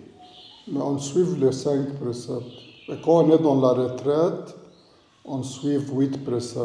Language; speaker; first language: French; non-native, learner; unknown